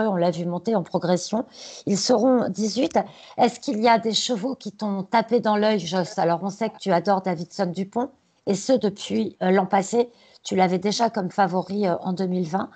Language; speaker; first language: French; native; French